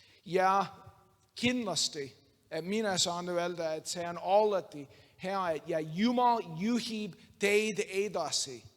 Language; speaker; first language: Estonian; non-native, learner; English